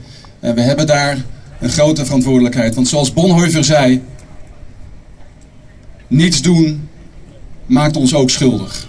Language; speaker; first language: Dutch; native; Dutch